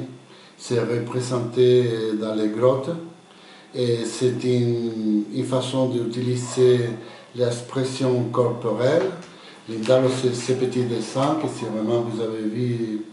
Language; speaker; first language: French; non-native, fluent; Spanish